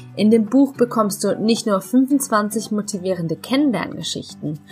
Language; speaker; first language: German; native; German